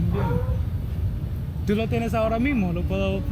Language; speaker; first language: Spanish; non-native, learner; English